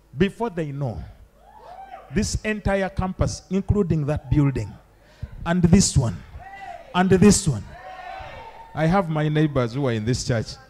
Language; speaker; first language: English; non-native, local second language; Ganda